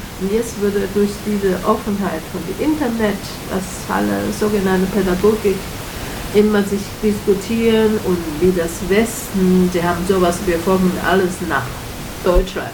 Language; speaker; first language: German; non-native, learner; Chinese